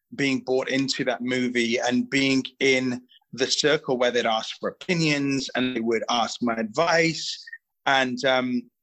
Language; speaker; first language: English; native; English